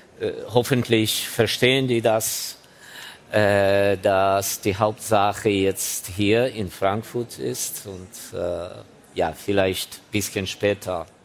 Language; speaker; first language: German; non-native, fluent; Ukrainian